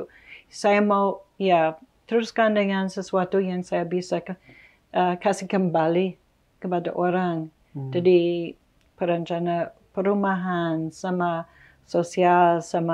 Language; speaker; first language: Indonesian; non-native, fluent; English